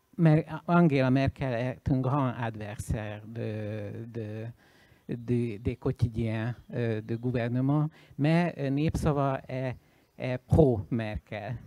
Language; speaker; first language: French; non-native, learner; Hungarian